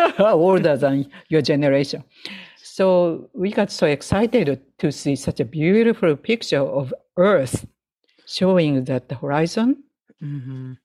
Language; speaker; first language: English; non-native, fluent; Japanese